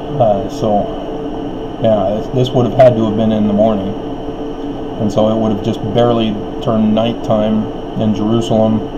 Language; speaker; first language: English; native; English